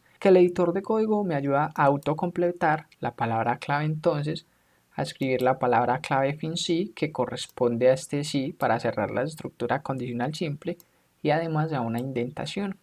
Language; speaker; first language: Spanish; native; Spanish